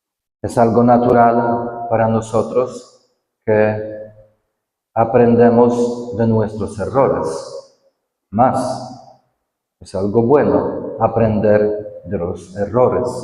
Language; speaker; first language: Spanish; non-native, fluent; Polish